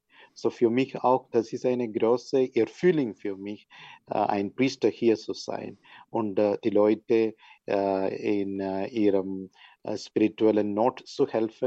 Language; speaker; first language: German; non-native, learner; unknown